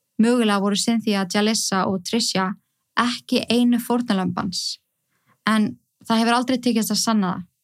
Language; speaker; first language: Icelandic; native; Icelandic